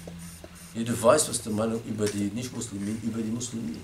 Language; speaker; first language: German; non-native, fluent; Arabic